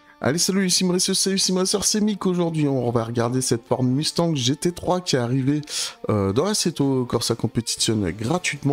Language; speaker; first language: French; native; French